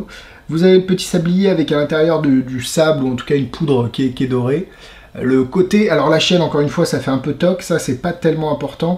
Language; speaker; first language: French; native; French